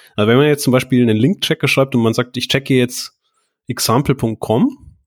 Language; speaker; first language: German; native; German